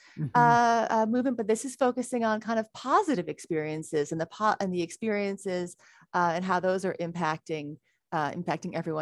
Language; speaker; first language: English; native; English